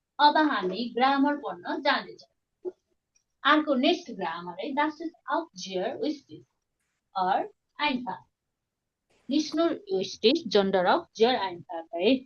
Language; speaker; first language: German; non-native, learner; Nepali